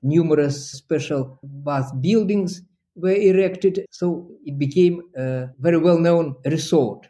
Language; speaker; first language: English; non-native, fluent; Russian